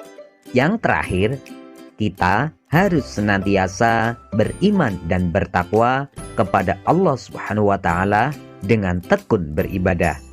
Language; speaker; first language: Indonesian; native; Indonesian